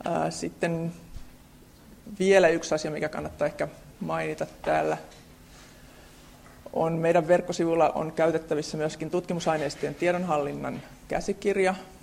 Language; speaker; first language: Finnish; native; Finnish